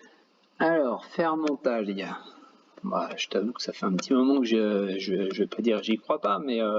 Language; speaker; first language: French; native; French